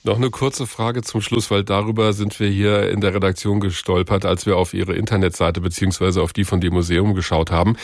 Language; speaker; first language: German; native; German